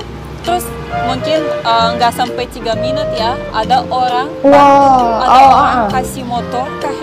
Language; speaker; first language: Indonesian; non-native, fluent; Russian